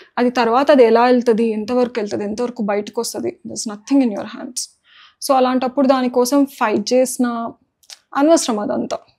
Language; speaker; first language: Telugu; non-native, local second language; Marathi